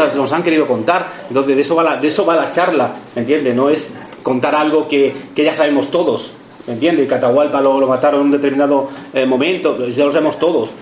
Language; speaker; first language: Spanish; native; Spanish